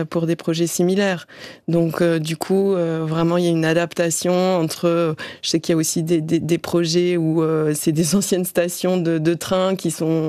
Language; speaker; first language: French; native; French